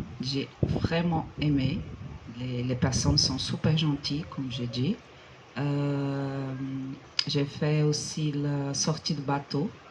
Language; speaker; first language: French; non-native, fluent; Portuguese